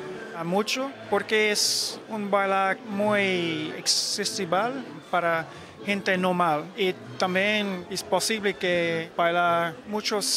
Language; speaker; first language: Spanish; non-native, learner; English